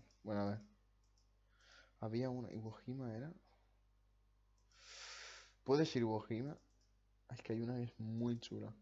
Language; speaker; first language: Spanish; native; Spanish